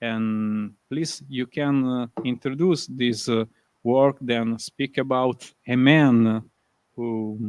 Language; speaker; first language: English; non-native, learner; Italian